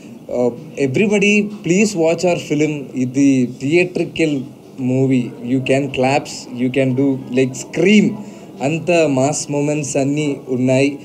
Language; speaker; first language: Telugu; non-native, learner; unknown